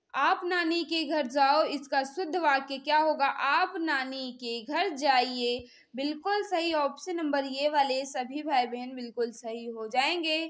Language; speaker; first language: Hindi; native; Hindi